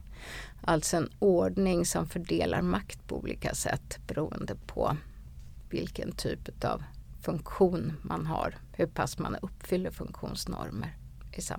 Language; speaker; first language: Swedish; native; Swedish